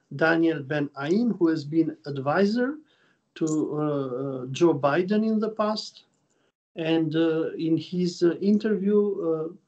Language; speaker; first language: English; non-native, fluent; Albanian